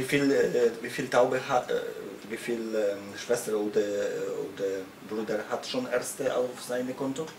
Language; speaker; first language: German; non-native, learner; Polish